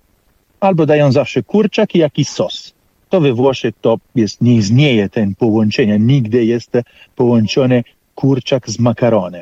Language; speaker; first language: Polish; non-native, fluent; Italian